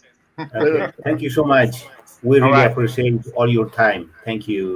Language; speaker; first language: English; non-native, learner; Spanish